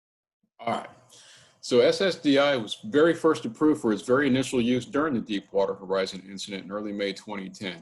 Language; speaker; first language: English; native; English